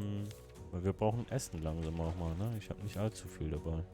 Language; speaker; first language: German; native; German